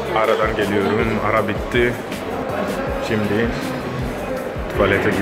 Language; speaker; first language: Turkish; non-native, fluent; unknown